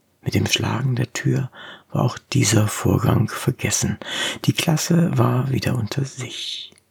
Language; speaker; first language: German; native; German